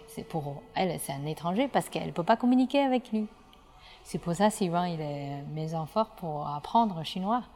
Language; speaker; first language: French; non-native, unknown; Chinese